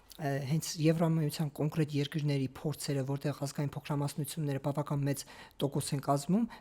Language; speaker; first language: Armenian; native; Armenian